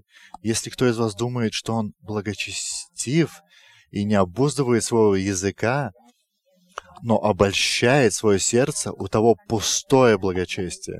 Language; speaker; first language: Russian; non-native, fluent; Lithuanian